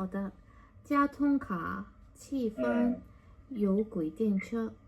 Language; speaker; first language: Chinese; non-native, learner; Korean